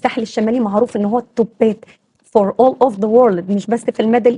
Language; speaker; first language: Arabic; native; Arabic